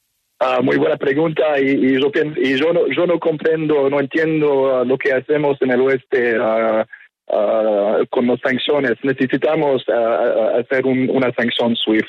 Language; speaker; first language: Spanish; non-native, fluent; French